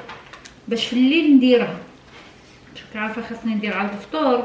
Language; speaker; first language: Arabic; native; Arabic